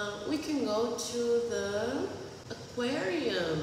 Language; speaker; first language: English; non-native, fluent; Portuguese